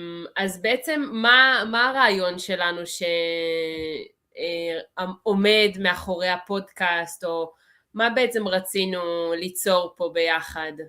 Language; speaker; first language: Hebrew; early bilingual, other home language; Russian